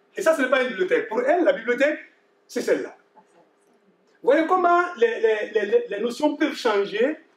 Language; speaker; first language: French; non-native, local second language; Bambara